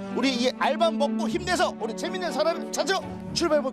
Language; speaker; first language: Korean; native; Korean